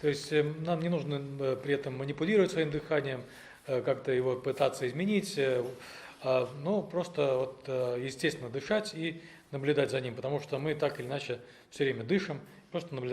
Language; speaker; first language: Russian; native; Russian